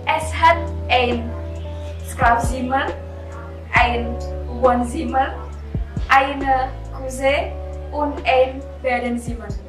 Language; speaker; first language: German; non-native, learner; Indonesian